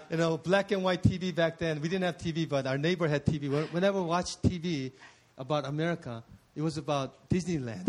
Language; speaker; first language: English; early bilingual, other home language; Korean